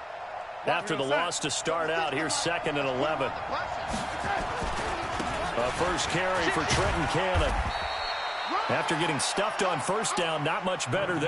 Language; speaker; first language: English; native; English